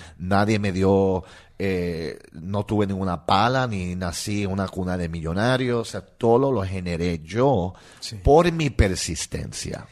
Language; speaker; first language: Spanish; non-native, local second language; English